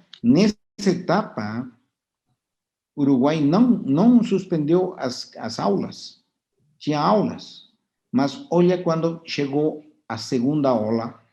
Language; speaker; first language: Portuguese; non-native, fluent; Spanish